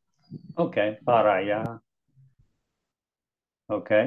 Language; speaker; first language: Spanish; non-native, learner; English